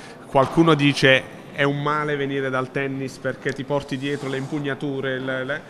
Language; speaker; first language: Italian; native; Italian